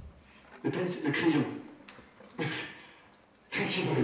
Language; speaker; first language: English; non-native, learner; French